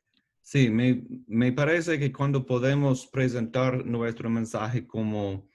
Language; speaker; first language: Spanish; non-native, learner; English